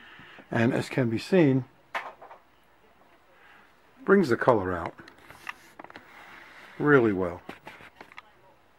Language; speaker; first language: English; native; English